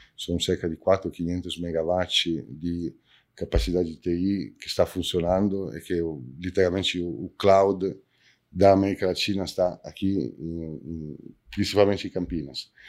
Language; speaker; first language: Portuguese; non-native, fluent; Italian